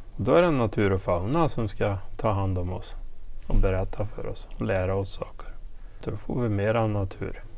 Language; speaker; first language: Swedish; native; Swedish